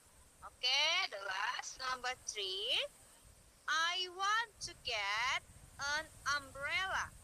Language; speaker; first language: English; non-native, learner; Indonesian